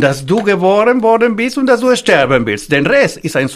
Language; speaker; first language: German; non-native, fluent; Spanish